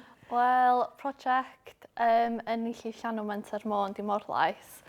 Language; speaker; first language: Welsh; non-native, local second language; English